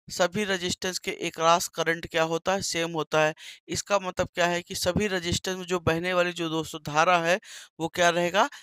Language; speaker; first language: Hindi; native; Hindi